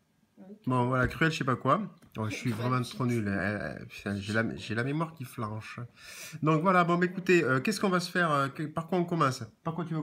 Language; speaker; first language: French; native; French